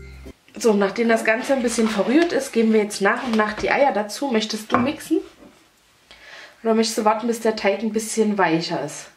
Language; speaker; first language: German; native; German